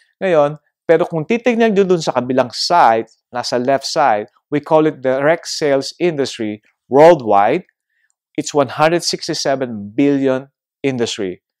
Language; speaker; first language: Filipino; native; Filipino